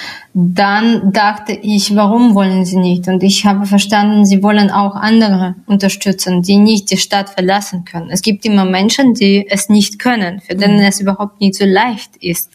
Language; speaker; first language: German; non-native, fluent; Russian